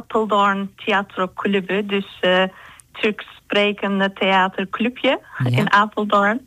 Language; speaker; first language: Dutch; non-native, fluent; Turkish